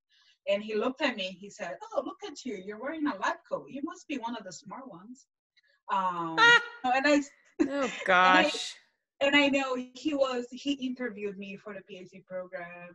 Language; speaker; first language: English; non-native, fluent; Portuguese